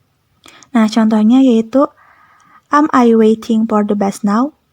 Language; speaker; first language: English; non-native, learner; Indonesian